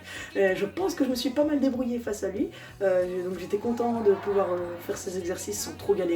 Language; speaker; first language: French; native; French